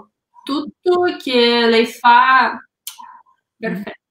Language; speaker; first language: Italian; non-native, learner; Russian